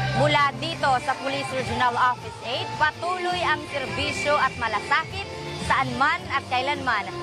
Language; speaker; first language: Filipino; non-native, local second language; Waray